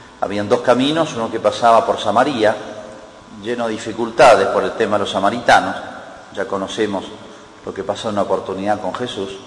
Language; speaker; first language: Spanish; native; Spanish